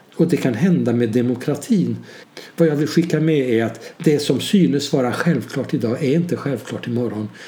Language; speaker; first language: Swedish; early bilingual, other home language; Hungarian